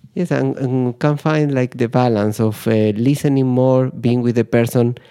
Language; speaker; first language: English; non-native, fluent; Spanish